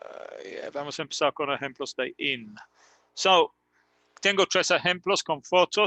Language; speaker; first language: Spanish; non-native, learner; English